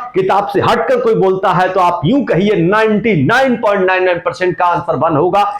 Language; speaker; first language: Hindi; native; Hindi